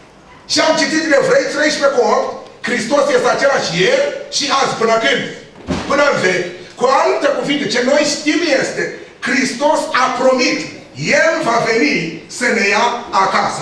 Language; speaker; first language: Romanian; non-native, learner; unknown